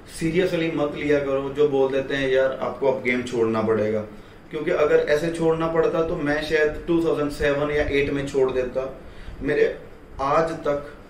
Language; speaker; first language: Hindi; non-native, local second language; Punjabi